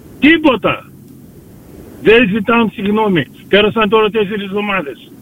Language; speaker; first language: Greek; early bilingual, heritage; Greek